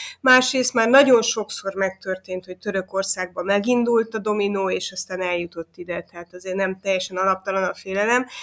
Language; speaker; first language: Hungarian; native; Hungarian